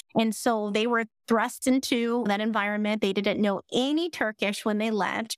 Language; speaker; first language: English; native; English